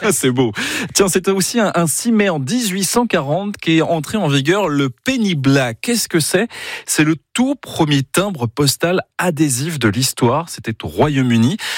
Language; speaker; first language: French; native; French